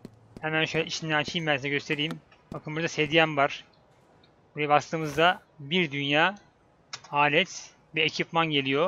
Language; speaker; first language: Turkish; native; Turkish